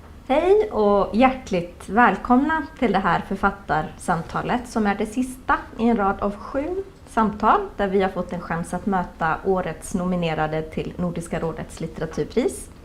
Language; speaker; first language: Swedish; non-native, fluent; Icelandic